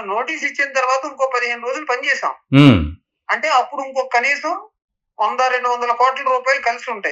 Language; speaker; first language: Telugu; native; Telugu